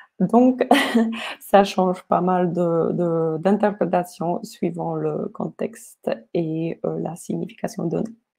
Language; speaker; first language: French; non-native, fluent; Polish